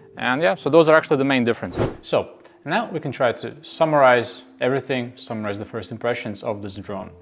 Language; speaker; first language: English; non-native, fluent; Latvian